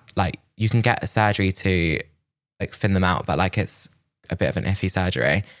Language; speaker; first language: English; native; English